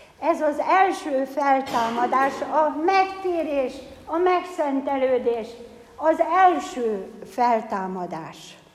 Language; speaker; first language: Hungarian; native; Hungarian